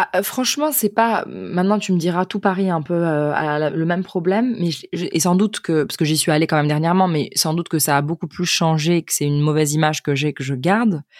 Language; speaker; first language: French; native; French